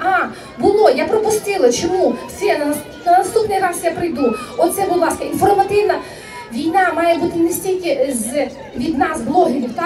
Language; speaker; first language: Ukrainian; native; Ukrainian